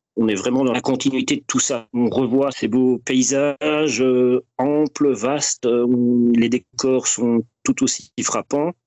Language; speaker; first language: French; native; French